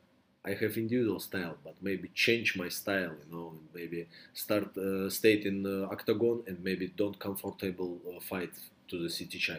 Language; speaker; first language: English; non-native, learner; Russian